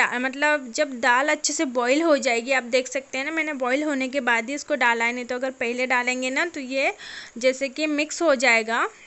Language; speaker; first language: Hindi; non-native, local second language; Marathi